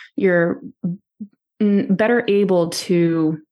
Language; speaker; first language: English; native; English